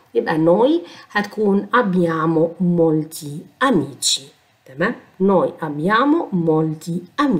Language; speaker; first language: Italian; non-native, fluent; Arabic